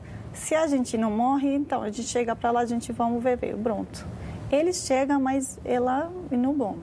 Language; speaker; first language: Portuguese; non-native, learner; Arabic